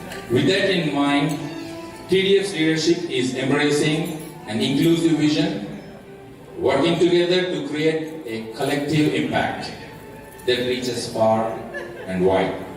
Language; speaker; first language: English; non-native, local second language; Telugu